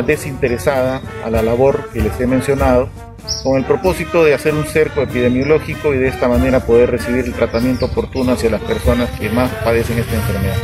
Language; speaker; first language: Spanish; native; Spanish